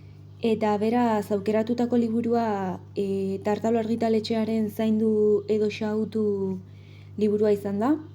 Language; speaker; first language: Basque; native; Basque